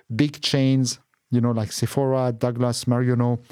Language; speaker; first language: English; non-native, fluent; Arabic